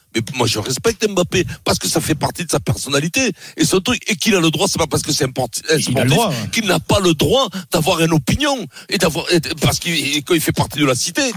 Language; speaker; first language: French; native; French